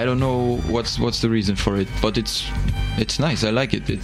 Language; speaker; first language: English; non-native, fluent; German